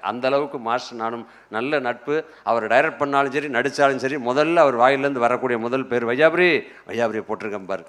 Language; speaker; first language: Tamil; native; Tamil